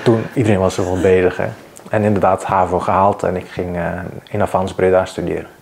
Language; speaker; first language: Dutch; early bilingual, other home language; Bosnian